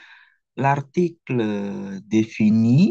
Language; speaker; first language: French; non-native, fluent; Indonesian